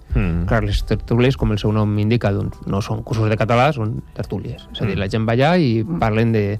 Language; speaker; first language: Catalan; native; Catalan